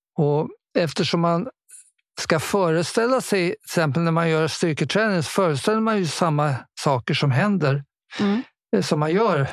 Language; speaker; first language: Swedish; native; Swedish